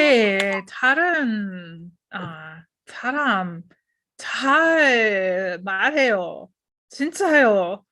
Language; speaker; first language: Korean; non-native, learner; English